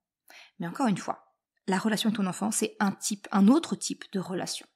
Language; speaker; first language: French; native; French